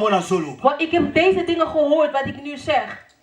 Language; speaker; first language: Dutch; non-native, fluent; Lingala